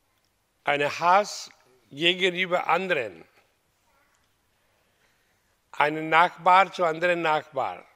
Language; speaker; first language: German; non-native, learner; Hindi